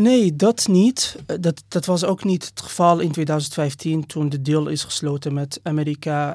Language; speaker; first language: Dutch; non-native, fluent; Persian